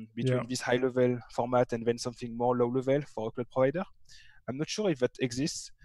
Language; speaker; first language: English; non-native, fluent; French